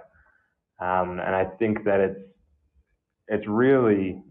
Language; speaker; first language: English; native; English